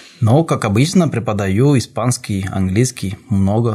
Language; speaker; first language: Russian; non-native, fluent; Spanish